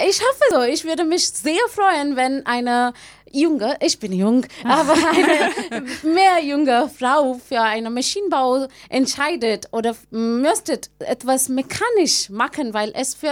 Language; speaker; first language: German; non-native, fluent; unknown